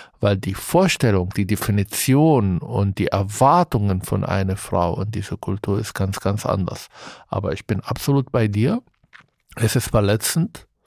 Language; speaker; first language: German; non-native, fluent; Arabic